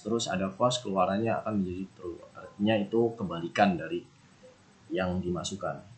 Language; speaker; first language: Indonesian; native; Indonesian